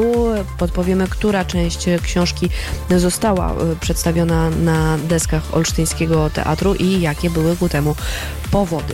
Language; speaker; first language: Polish; native; Polish